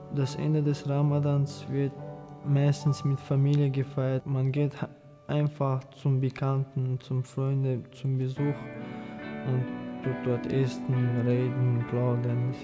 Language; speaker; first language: German; early bilingual, other home language; Chechen